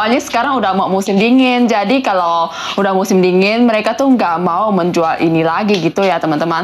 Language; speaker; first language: Indonesian; native; Indonesian